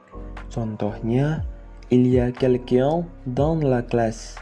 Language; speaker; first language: French; non-native, learner; Indonesian